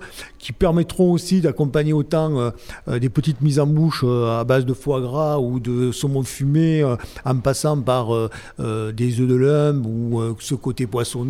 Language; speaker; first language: French; native; French